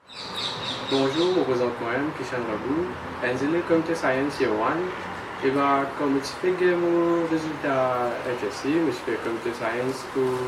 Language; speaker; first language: French; non-native, local second language; Morisyen